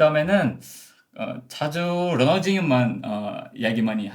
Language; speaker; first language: Korean; non-native, learner; Portuguese